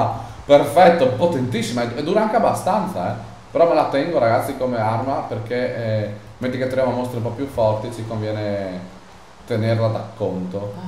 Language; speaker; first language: Italian; native; Italian